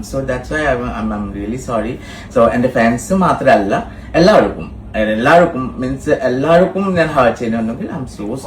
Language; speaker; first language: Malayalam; non-native, fluent; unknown